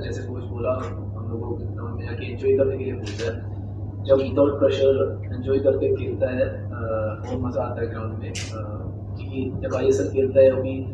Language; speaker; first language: Hindi; non-native, local second language; Malayalam